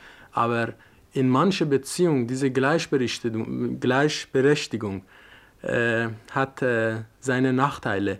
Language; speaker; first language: German; non-native, fluent; Persian